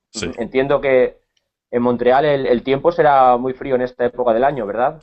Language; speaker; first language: Spanish; native; Spanish